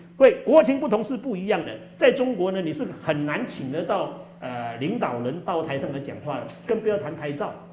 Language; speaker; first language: Chinese; native; Chinese